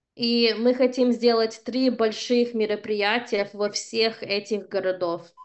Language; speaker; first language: Russian; early bilingual, heritage; Russian